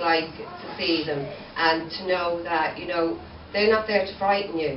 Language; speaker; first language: English; native; English